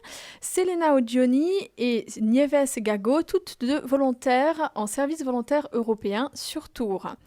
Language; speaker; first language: French; native; French